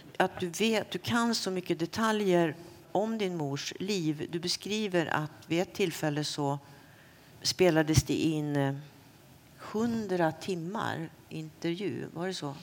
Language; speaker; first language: Swedish; native; Swedish